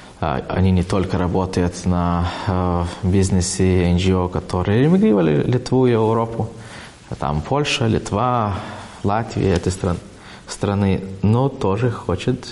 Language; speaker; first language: Russian; non-native, fluent; Lithuanian